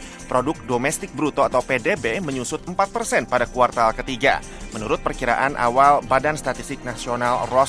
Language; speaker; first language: Indonesian; native; Indonesian